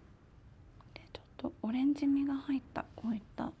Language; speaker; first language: Japanese; native; Japanese